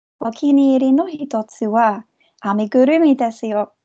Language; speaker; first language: Japanese; non-native, fluent; English